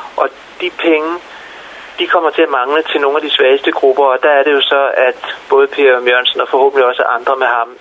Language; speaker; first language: Danish; native; Danish